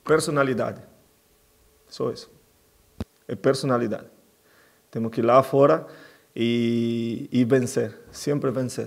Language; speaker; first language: Portuguese; non-native, fluent; Spanish